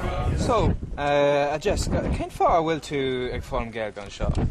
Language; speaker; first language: Irish; non-native, learner; English